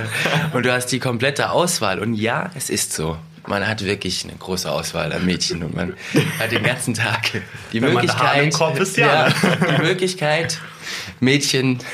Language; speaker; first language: German; early bilingual, other home language; Russian